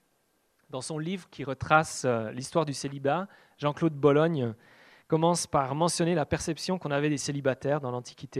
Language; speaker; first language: French; native; French